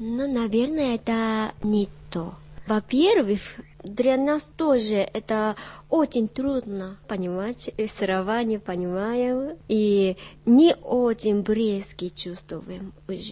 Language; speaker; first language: Russian; non-native, learner; Japanese